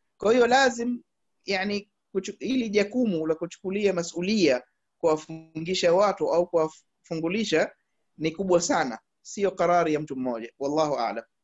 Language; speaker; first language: Swahili; early bilingual, heritage; Arabic